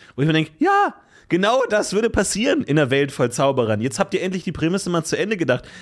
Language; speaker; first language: German; native; German